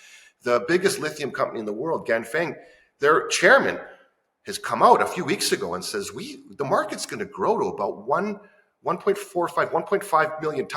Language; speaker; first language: English; native; English